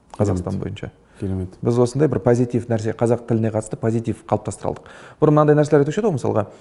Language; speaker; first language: Kazakh; native; Kazakh